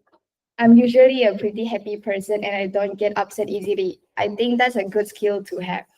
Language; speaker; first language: English; non-native, local second language; Chinese